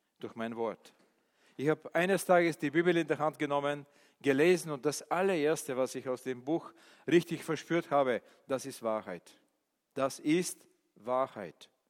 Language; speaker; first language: German; non-native, fluent; Bulgarian